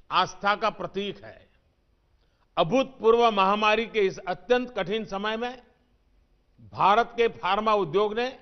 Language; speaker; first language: Hindi; non-native, local second language; Gujarati